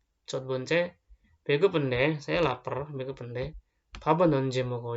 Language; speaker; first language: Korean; non-native, fluent; Indonesian